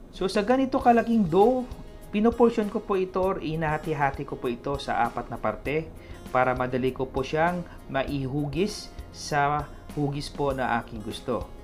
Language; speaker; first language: Filipino; non-native, local second language; Cebuano